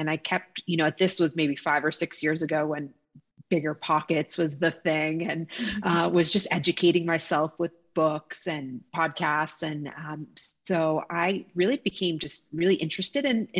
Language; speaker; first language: English; native; English